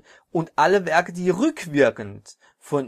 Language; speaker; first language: German; native; German